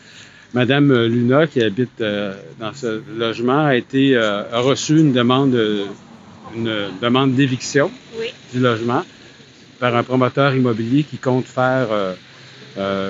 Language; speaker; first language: French; native; French